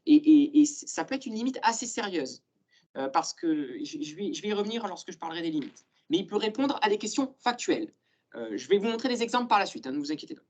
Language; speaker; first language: French; native; French